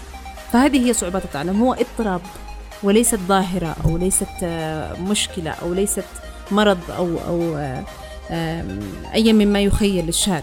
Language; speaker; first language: Arabic; native; Arabic